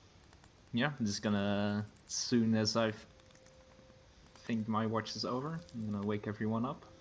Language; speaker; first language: English; native; English